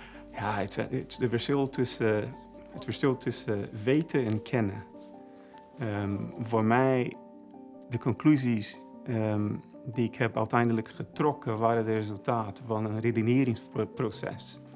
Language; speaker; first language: Dutch; non-native, fluent; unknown